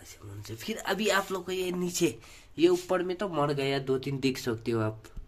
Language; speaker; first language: Hindi; non-native, local second language; Nepali